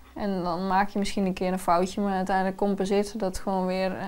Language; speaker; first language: Dutch; native; Dutch